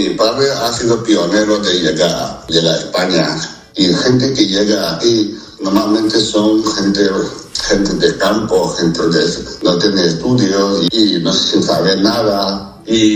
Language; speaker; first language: Spanish; early bilingual, other home language; Chinese